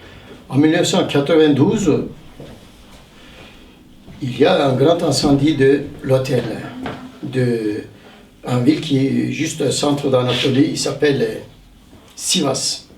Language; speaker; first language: French; non-native, learner; Turkish